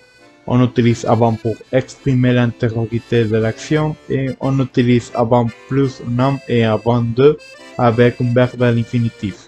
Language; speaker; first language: French; non-native, learner; Spanish